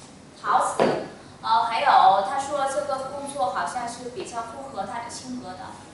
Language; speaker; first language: Chinese; non-native, fluent; Vietnamese